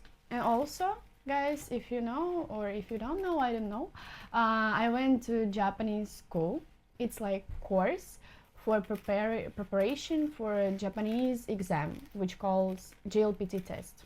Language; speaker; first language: English; non-native, fluent; Russian